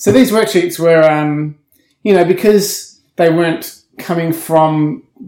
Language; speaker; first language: English; native; English